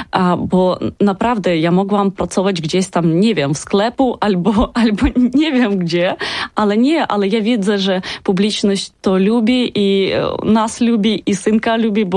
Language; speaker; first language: Polish; non-native, learner; Ukrainian